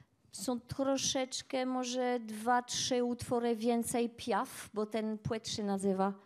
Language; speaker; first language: Polish; non-native, learner; French